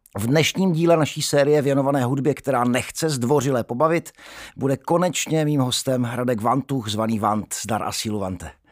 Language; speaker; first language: Czech; native; Czech